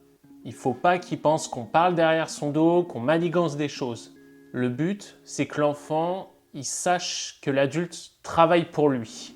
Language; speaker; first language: French; native; French